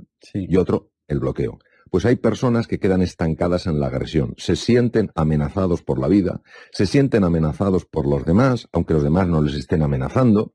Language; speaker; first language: Spanish; native; Spanish